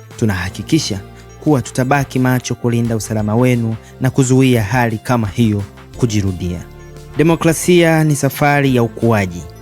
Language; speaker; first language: Swahili; native; Swahili